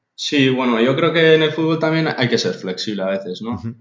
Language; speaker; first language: Spanish; native; Spanish